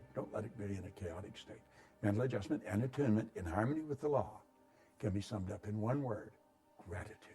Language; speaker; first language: English; native; English